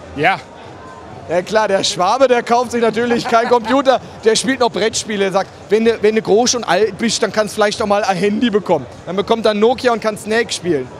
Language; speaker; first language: German; native; German